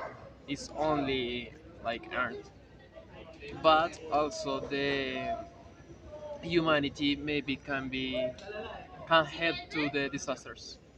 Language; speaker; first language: English; non-native, learner; Spanish